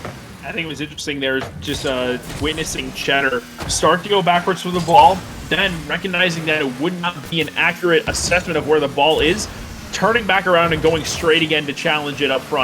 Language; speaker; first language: English; native; English